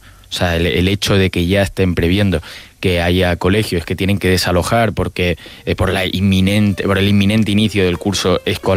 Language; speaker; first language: Spanish; native; Spanish